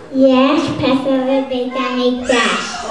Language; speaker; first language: Hebrew; non-native, learner; English